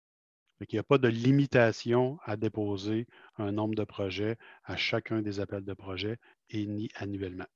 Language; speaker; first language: French; native; French